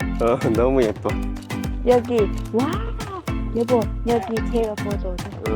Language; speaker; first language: Korean; non-native, learner; Thai